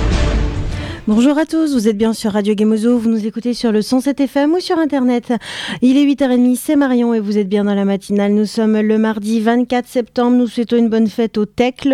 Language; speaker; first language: French; native; French